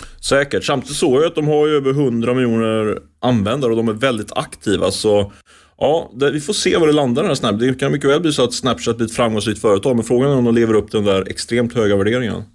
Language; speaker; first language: Swedish; native; Swedish